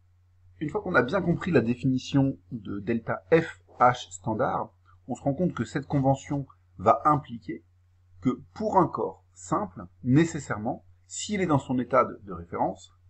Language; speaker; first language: French; native; French